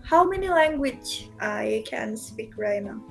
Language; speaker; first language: English; non-native, learner; Indonesian